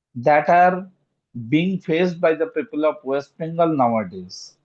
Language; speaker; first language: English; non-native, local second language; Bangla